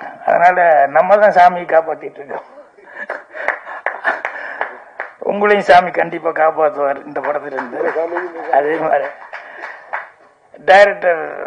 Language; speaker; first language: Tamil; native; Tamil